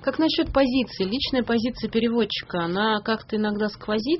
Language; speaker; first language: Russian; native; Russian